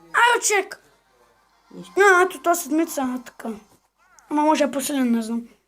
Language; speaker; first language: Bulgarian; native; Bulgarian